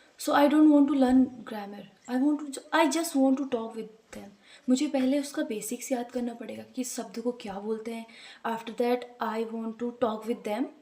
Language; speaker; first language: Hindi; native; Hindi